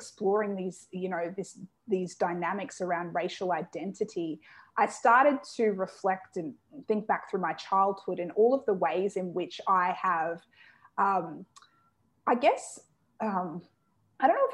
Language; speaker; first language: English; native; English